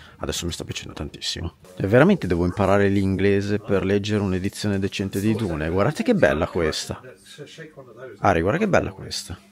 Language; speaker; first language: Italian; native; Italian